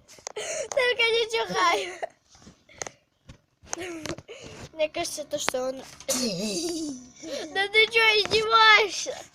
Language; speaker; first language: Russian; native; Russian